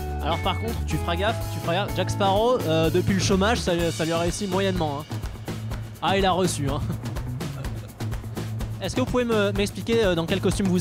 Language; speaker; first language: French; native; French